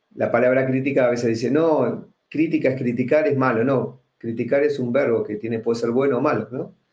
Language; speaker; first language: Spanish; native; Spanish